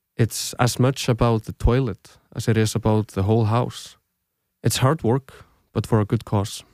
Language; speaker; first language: English; non-native, fluent; Icelandic